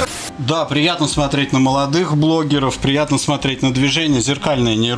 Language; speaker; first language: Russian; native; Russian